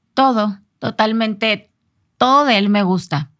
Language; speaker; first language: Spanish; native; Spanish